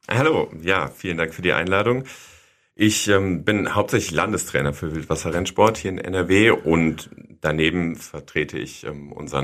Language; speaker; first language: German; native; German